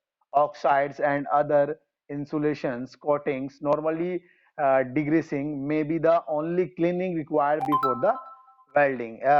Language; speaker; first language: English; non-native, local second language; Hindi